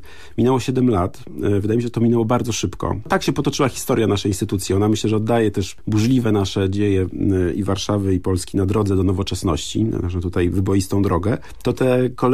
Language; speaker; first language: Polish; native; Polish